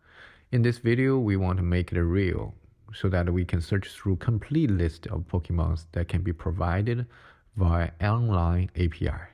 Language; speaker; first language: English; non-native, fluent; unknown